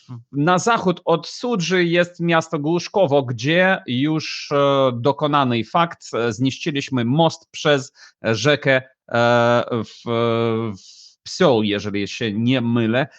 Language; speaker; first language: Polish; non-native, fluent; Ukrainian